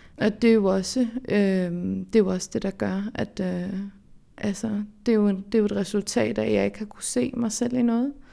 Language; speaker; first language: Danish; early bilingual, other home language; Central Kurdish